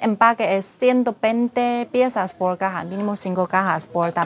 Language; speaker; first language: Spanish; non-native, learner; Chinese